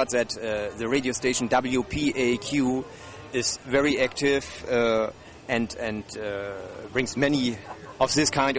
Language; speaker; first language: English; non-native, learner; German